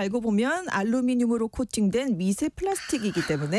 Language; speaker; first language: Korean; native; Korean